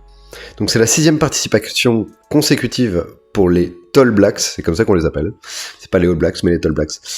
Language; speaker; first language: French; native; French